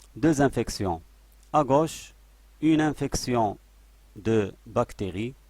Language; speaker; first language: French; non-native, local second language; Arabic